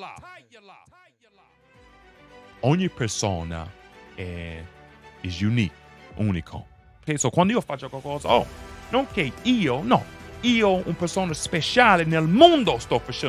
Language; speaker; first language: Italian; non-native, fluent; English